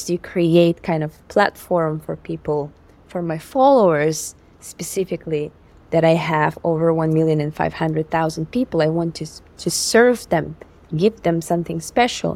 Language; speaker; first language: English; non-native, fluent; Yakut